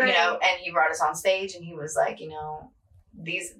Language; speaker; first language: English; early bilingual, other home language; Spanish